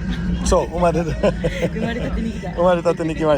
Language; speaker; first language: Japanese; non-native, fluent; Urdu